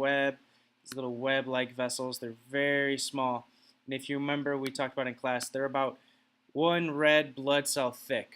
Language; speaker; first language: English; native; English